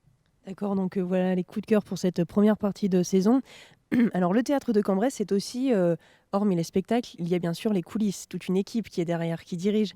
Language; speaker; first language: French; native; French